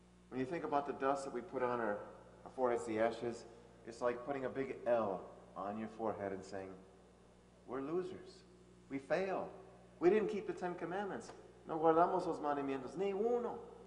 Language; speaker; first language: English; native; English